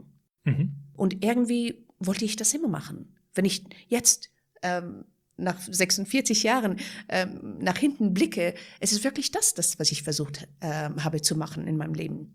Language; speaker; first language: German; non-native, fluent; Persian